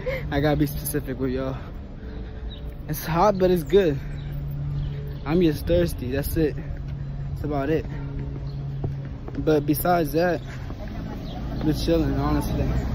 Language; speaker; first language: English; non-native, local second language; Spanish